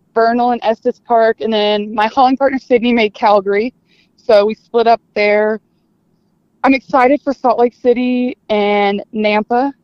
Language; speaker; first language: English; native; English